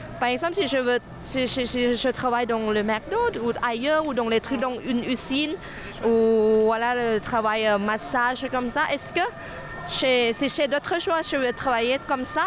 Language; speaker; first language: French; non-native, fluent; Thai